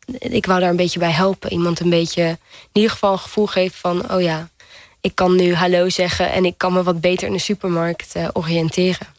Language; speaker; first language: Dutch; early bilingual, heritage; Dutch